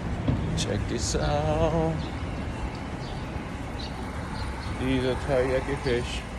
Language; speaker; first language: English; non-native, learner; Japanese